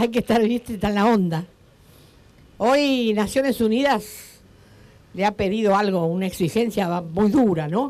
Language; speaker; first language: Spanish; native; Spanish